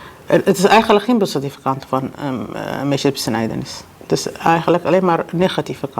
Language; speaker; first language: Dutch; non-native, fluent; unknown